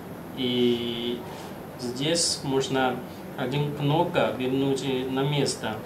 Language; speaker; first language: Russian; non-native, learner; Chinese